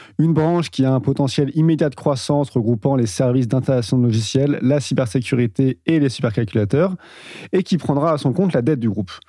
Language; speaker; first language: French; native; French